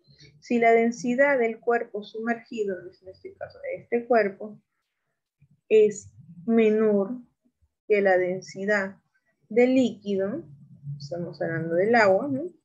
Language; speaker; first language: Spanish; native; Spanish